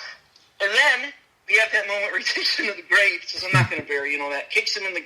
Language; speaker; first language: English; native; English